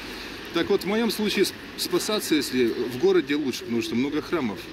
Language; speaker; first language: Russian; native; Russian